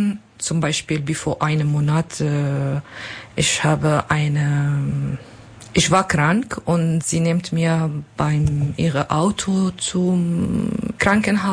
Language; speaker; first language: German; non-native, learner; Kurdish